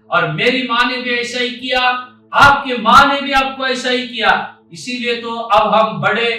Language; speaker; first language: Hindi; non-native, local second language; Marathi